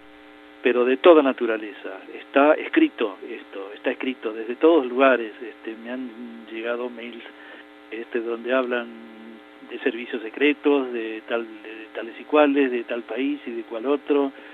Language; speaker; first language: Spanish; native; Spanish